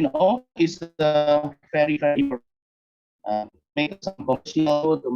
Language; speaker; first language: English; non-native, learner; Indonesian